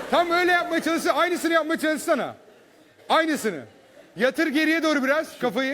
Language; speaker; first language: Turkish; native; Turkish